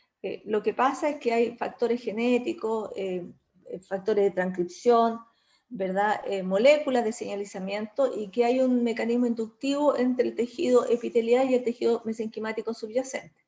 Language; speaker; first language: Spanish; native; Spanish